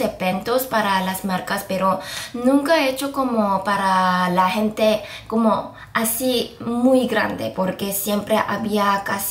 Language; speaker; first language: Spanish; non-native, fluent; Korean